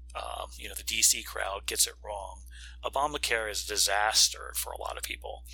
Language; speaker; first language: English; native; English